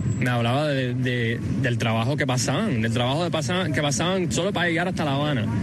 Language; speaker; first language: Spanish; early bilingual, heritage; Spanish